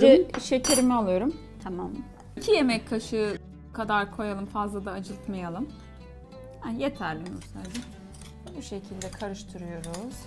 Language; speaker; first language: Turkish; native; Turkish